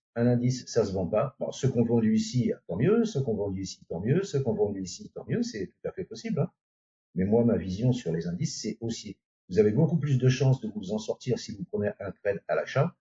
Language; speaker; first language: French; native; French